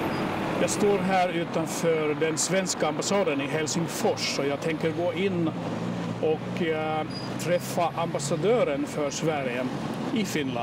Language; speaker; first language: Swedish; non-native, local second language; Finnish